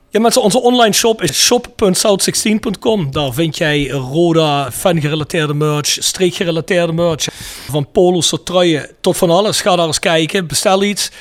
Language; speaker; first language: Dutch; native; Dutch